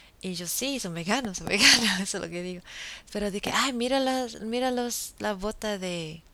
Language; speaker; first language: Spanish; non-native, fluent; English